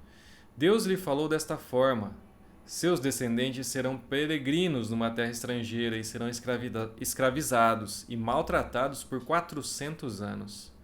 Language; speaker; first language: Portuguese; native; Portuguese